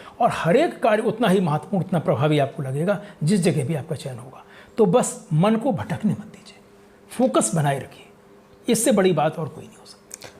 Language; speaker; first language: Hindi; native; Hindi